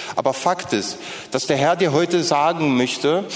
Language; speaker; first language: German; non-native, fluent; Polish